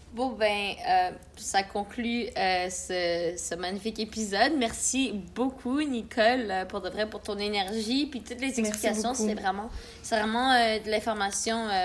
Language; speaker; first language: French; native; French